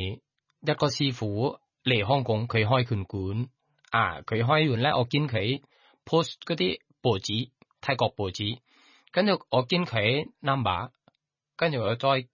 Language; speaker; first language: Cantonese; non-native, fluent; Thai